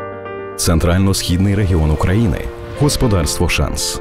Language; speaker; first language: Ukrainian; native; Ukrainian